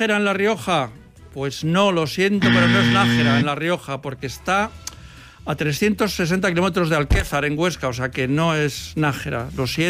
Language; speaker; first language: Spanish; native; Spanish